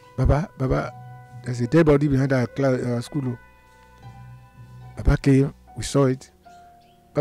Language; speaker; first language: English; non-native, local second language; Yoruba